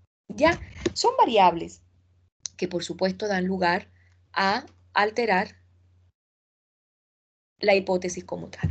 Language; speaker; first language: Spanish; native; Spanish